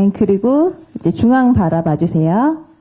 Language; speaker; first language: Korean; native; Korean